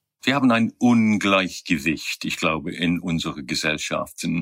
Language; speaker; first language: German; non-native, fluent; English